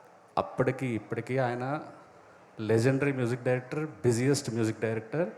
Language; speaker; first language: Telugu; native; Telugu